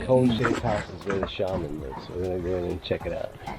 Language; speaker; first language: English; native; English